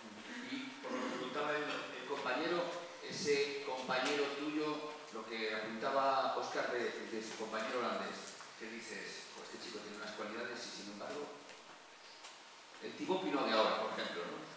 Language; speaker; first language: Spanish; native; Spanish